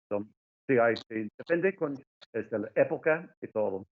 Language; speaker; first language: Spanish; non-native, fluent; English